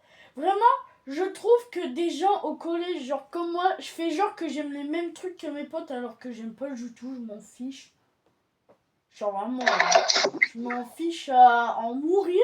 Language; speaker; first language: French; native; French